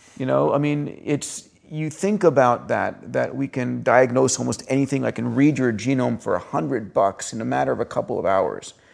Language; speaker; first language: English; early bilingual, other home language; Greek